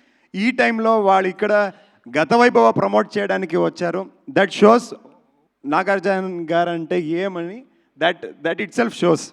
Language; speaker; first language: Telugu; non-native, learner; Kannada